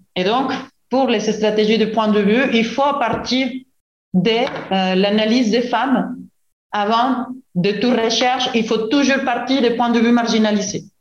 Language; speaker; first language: French; non-native, fluent; Spanish